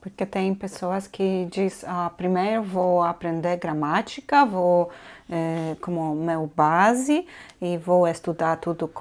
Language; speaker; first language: Portuguese; non-native, fluent; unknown